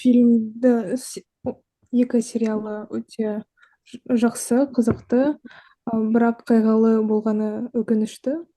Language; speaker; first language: Kazakh; non-native, local second language; Russian